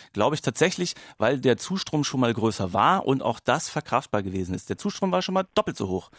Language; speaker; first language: German; native; German